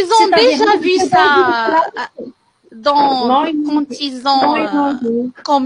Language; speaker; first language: French; non-native, learner; Arabic